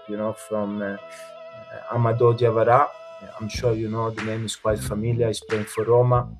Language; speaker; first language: English; non-native, fluent; Italian